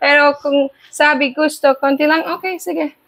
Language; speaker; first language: Filipino; non-native, learner; English